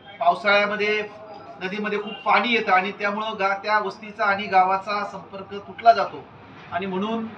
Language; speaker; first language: Marathi; native; Marathi